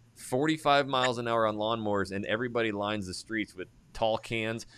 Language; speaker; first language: English; native; English